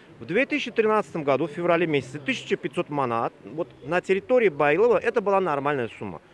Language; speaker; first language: Russian; native; Russian